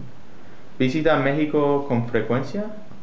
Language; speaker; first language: Spanish; non-native, learner; English